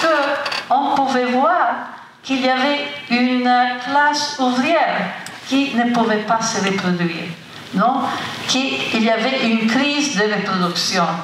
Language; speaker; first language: French; non-native, fluent; Italian